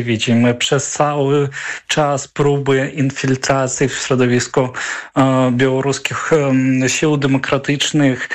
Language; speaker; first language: Polish; non-native, fluent; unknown